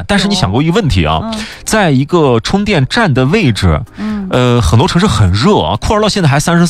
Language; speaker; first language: Chinese; native; Chinese